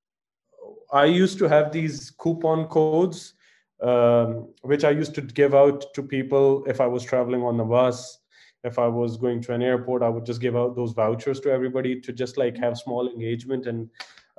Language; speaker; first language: English; non-native, local second language; Punjabi